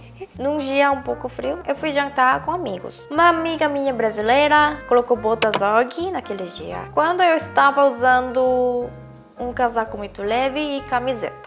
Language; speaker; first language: Portuguese; non-native, fluent; Korean